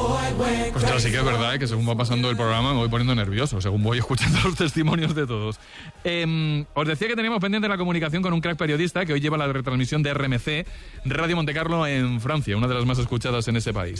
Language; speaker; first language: Spanish; native; Spanish